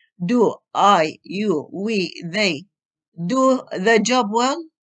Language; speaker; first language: English; non-native, fluent; Arabic